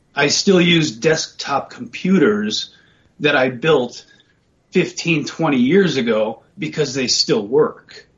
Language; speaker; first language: English; native; English